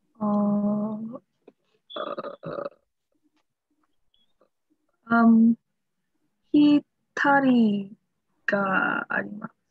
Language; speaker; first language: Japanese; non-native, learner; English